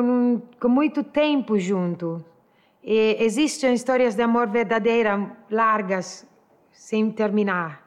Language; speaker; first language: Portuguese; non-native, learner; Italian